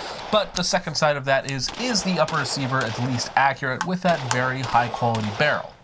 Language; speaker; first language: English; native; English